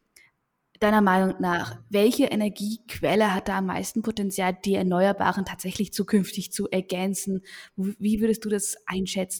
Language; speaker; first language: German; native; German